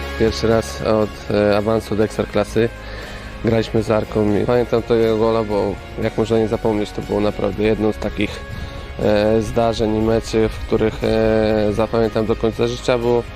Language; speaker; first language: Polish; native; Polish